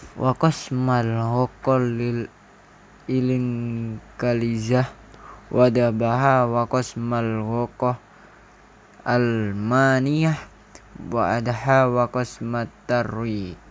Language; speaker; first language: Arabic; non-native, learner; Indonesian